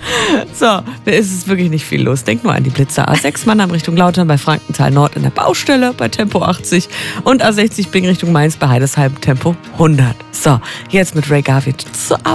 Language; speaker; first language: German; native; German